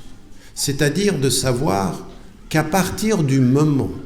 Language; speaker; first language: French; native; French